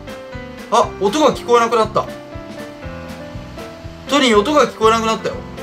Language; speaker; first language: Japanese; native; Japanese